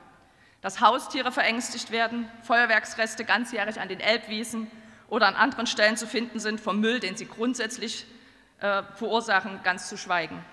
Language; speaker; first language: German; native; German